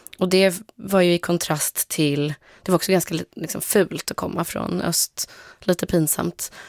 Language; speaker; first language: Swedish; early bilingual, other home language; Polish